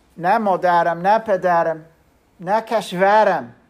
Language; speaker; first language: Persian; non-native, learner; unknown